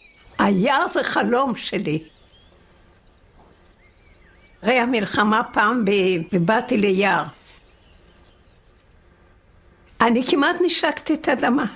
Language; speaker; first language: Hebrew; non-native, fluent; Yiddish